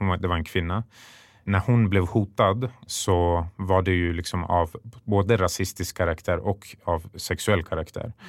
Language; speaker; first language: Swedish; early bilingual, other home language; Persian